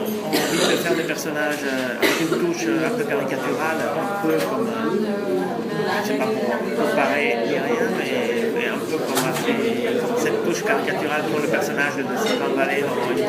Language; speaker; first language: French; non-native, fluent; Spanish